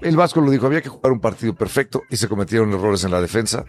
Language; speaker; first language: Spanish; native; Spanish